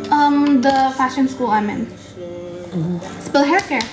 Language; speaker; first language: English; non-native, fluent; Indonesian